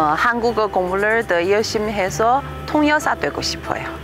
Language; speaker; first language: Korean; non-native, learner; Chinese